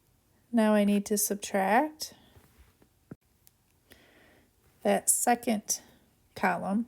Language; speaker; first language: English; native; English